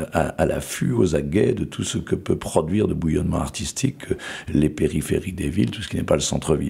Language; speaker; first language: French; native; French